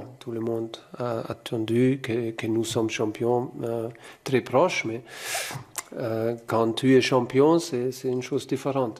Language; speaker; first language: French; non-native, fluent; German